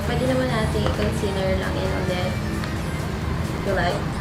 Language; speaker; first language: Filipino; native; Filipino